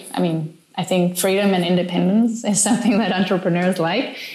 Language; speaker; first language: English; non-native, fluent; Danish